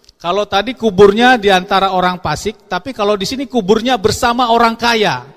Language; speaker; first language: Indonesian; non-native, local second language; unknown